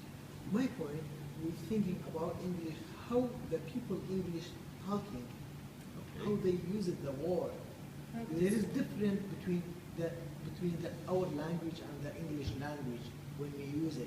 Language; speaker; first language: English; non-native, learner; Kurdish